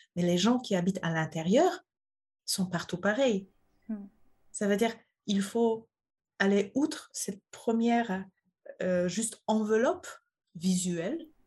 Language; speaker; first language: French; non-native, fluent; Polish